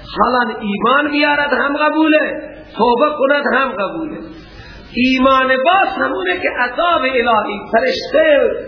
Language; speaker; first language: Persian; non-native, local second language; Baluchi